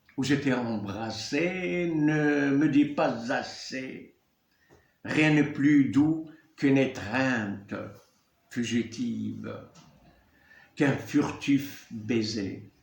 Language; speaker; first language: French; non-native, local second language; Arabic